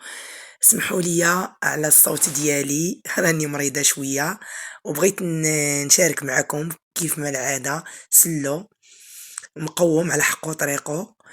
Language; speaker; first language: Arabic; native; Arabic